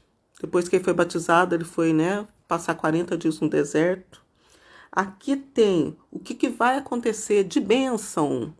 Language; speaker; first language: Portuguese; native; Portuguese